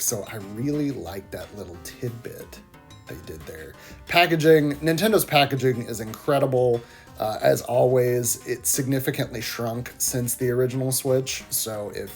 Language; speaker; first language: English; native; English